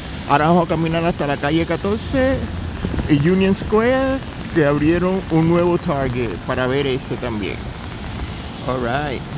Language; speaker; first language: Spanish; early bilingual, heritage; Spanish